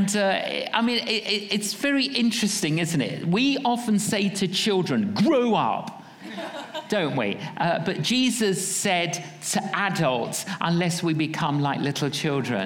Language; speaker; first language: English; native; English